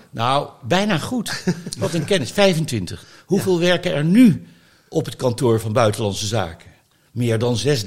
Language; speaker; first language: Dutch; native; Dutch